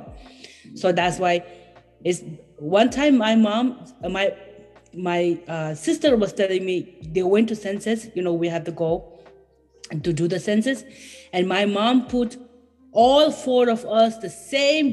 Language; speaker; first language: English; non-native, fluent; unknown